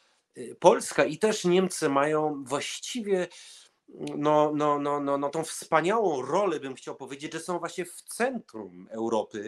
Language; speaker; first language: Polish; early bilingual, heritage; Polish